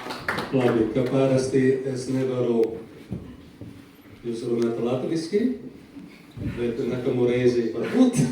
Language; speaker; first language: Latvian; non-native, learner; Italian